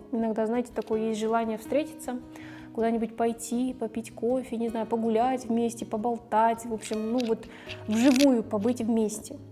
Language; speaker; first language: Russian; native; Russian